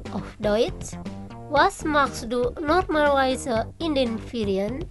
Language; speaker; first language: German; non-native, fluent; Indonesian